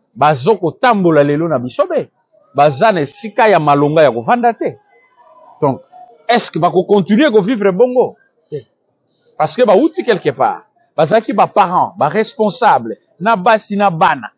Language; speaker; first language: Lingala; non-native, local second language; Kituba (Democratic Republic of Congo)